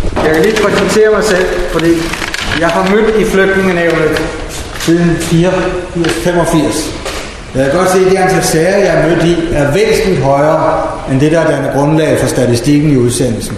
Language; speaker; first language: Danish; native; Danish